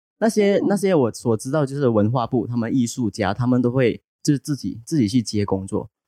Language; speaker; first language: Chinese; native; Chinese